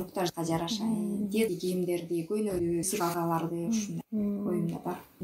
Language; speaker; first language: Kyrgyz; native; Kyrgyz